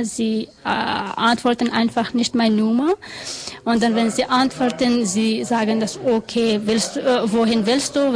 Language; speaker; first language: German; non-native, learner; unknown